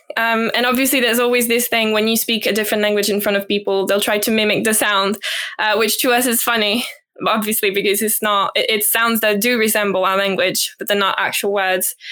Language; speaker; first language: English; non-native, fluent; French